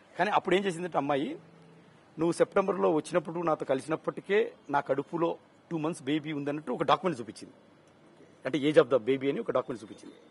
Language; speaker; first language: Telugu; native; Telugu